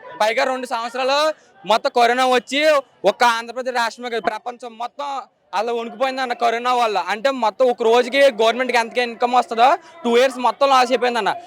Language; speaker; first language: Telugu; native; Telugu